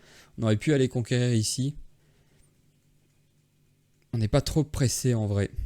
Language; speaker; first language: French; native; French